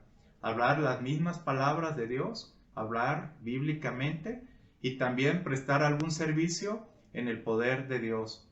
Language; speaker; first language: Spanish; native; Spanish